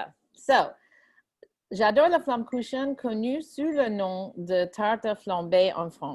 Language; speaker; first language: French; non-native, fluent; English